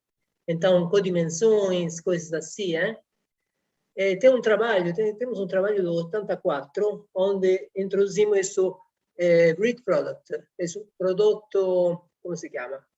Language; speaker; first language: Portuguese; non-native, fluent; Italian